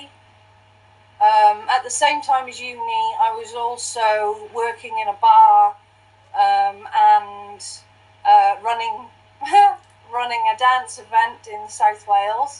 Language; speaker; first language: English; native; English